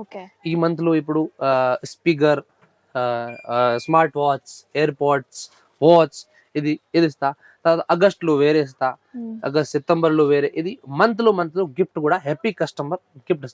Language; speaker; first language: Telugu; non-native, local second language; Hindi